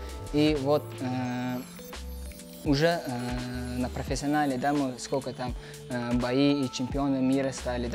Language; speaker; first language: Russian; non-native, local second language; Uzbek